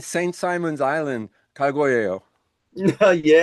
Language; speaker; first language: Korean; non-native, learner; English